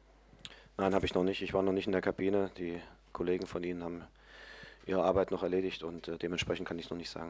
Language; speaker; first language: German; native; German